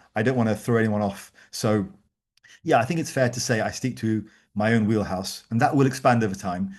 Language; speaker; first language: English; native; English